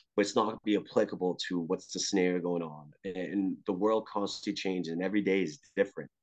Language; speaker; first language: English; native; English